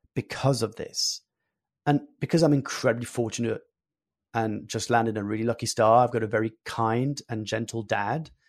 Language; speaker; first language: English; early bilingual, other home language; French